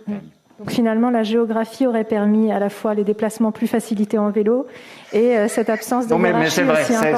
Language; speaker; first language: French; native; French